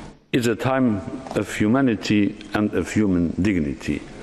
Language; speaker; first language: English; non-native, fluent; Luxembourgish